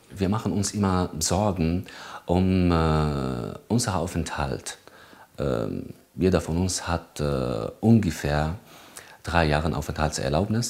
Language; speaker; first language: German; non-native, fluent; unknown